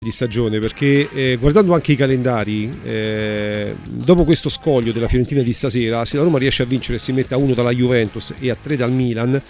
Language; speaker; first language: Italian; native; Italian